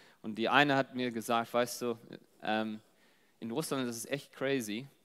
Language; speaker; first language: German; non-native, fluent; English